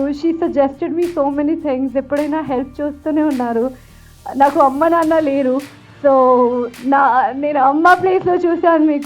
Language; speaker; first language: Telugu; non-native, fluent; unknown